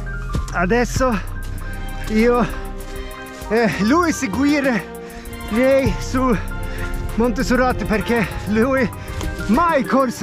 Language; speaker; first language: Italian; non-native, learner; Swedish